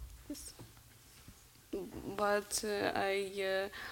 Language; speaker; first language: English; non-native, learner; Russian